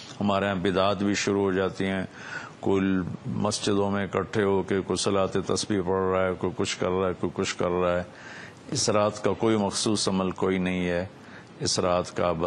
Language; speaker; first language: Urdu; non-native, local second language; Punjabi